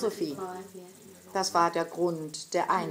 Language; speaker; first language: German; non-native, fluent; Greek